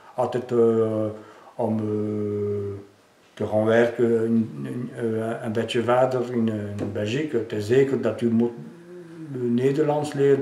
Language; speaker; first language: Dutch; non-native, local second language; French